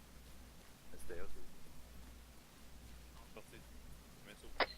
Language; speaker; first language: French; native; French